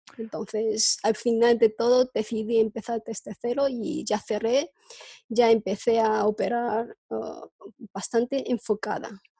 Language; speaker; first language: Spanish; non-native, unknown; Chinese